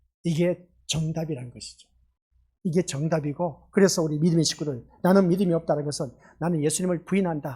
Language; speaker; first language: Korean; native; Korean